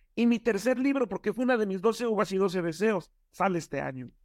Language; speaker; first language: Spanish; native; Spanish